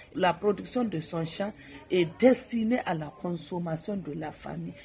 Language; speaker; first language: French; non-native, local second language; Hausa